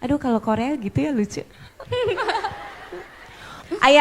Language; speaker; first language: Indonesian; native; Indonesian